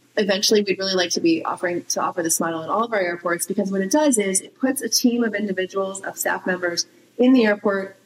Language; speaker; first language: English; native; English